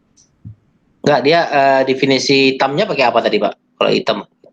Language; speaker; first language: Indonesian; native; Indonesian